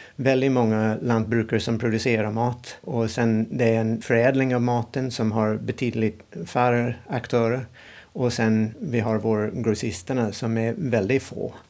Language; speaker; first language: Swedish; non-native, fluent; English